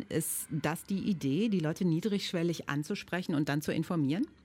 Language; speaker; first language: German; native; German